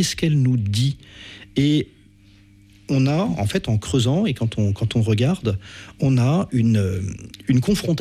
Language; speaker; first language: French; native; French